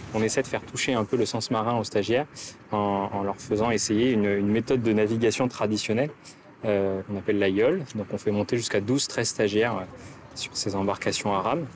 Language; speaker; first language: French; native; French